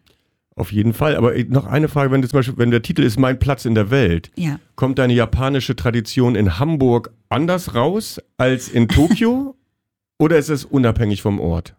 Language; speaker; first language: German; native; German